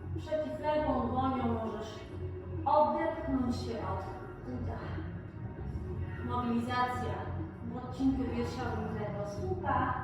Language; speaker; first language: Polish; native; Polish